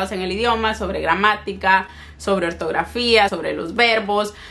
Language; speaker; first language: Spanish; native; Spanish